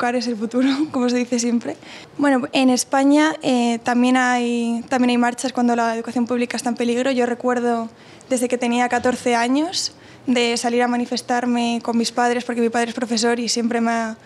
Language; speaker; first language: Spanish; native; Spanish